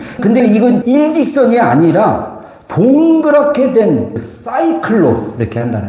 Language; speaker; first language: Korean; native; Korean